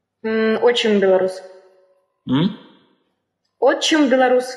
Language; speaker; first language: Russian; native; Russian